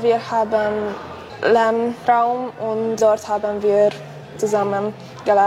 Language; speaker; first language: German; non-native, local second language; Hungarian